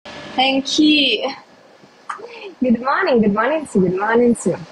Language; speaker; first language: English; non-native, learner; Russian